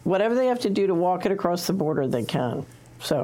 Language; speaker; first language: English; native; English